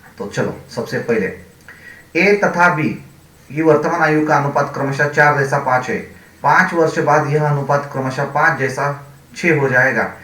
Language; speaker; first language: Hindi; non-native, local second language; Marathi